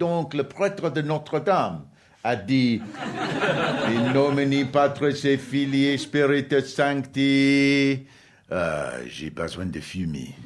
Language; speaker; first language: French; non-native, learner; English